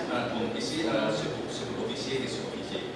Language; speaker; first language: French; non-native, fluent; Indonesian